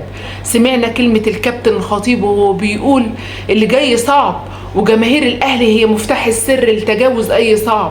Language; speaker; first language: Arabic; native; Arabic